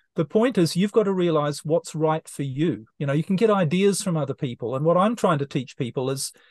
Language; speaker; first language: English; native; English